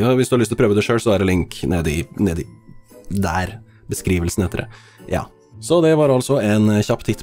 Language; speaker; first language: Norwegian; native; Norwegian